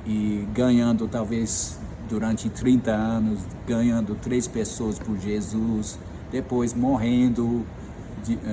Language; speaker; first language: Portuguese; non-native, fluent; English